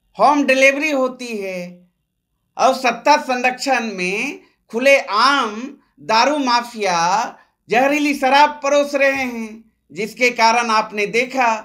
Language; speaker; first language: Hindi; native; Hindi